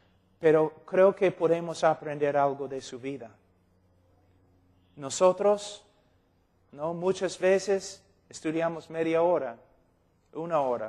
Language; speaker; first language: Spanish; non-native, fluent; English